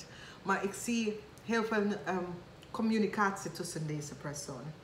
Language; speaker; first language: Dutch; non-native, fluent; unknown